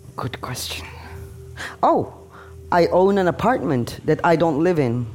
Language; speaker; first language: English; non-native, fluent; Turkish